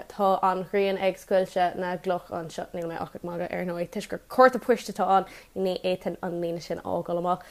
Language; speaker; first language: Irish; non-native, local second language; English